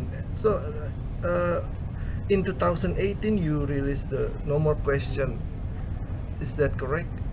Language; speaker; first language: English; non-native, learner; Indonesian